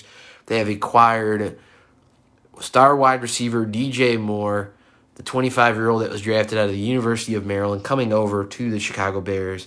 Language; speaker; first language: English; native; English